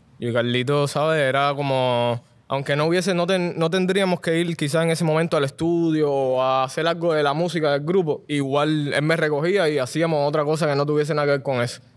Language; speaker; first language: Spanish; native; Spanish